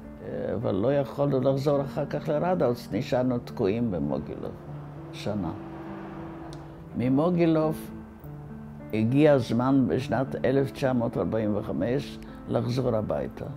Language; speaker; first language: Hebrew; non-native, fluent; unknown